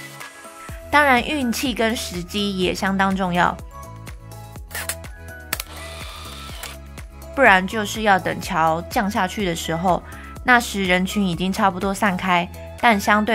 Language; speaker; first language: Chinese; native; Chinese